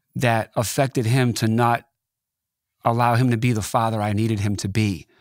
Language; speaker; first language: English; native; English